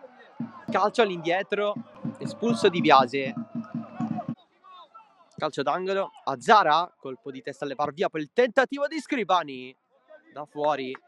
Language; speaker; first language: Italian; native; Italian